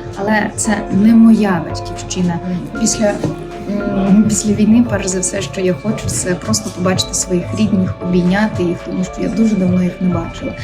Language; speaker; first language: Ukrainian; native; Ukrainian